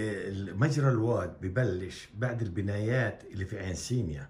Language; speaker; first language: Arabic; native; Arabic